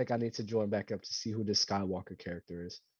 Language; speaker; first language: English; native; English